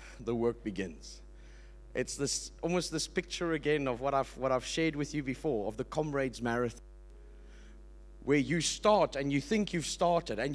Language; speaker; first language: English; native; English